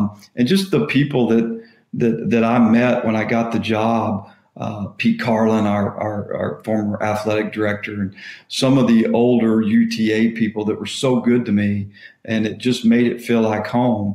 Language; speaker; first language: English; native; English